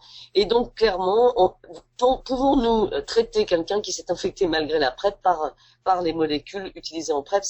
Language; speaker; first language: French; native; French